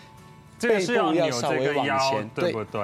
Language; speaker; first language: Chinese; native; Chinese